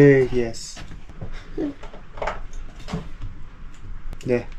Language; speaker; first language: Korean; native; Korean